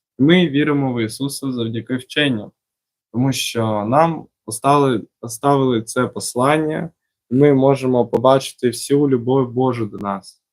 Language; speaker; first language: Ukrainian; non-native, local second language; Russian